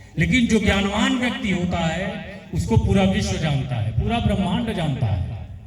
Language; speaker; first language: Hindi; native; Hindi